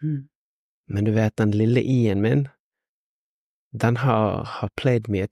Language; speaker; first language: Norwegian; native; Norwegian